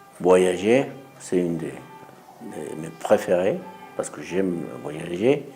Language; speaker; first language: French; non-native, learner; Spanish